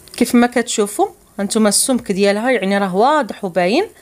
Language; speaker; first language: Arabic; native; Arabic